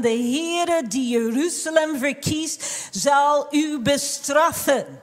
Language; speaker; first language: Dutch; non-native, fluent; English